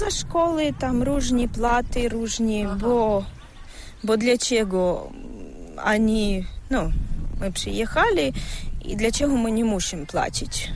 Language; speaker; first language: Ukrainian; non-native, local second language; Russian